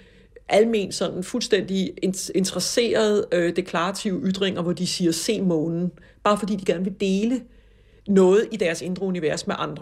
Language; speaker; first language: Danish; native; Danish